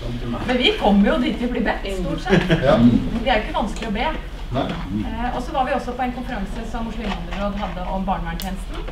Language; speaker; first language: Norwegian; native; Norwegian